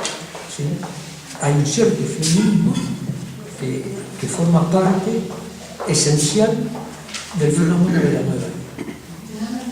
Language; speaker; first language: Spanish; native; Spanish